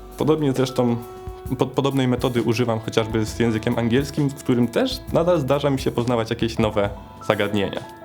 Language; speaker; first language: Polish; native; Polish